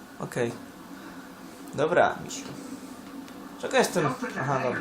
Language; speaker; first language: Polish; native; Polish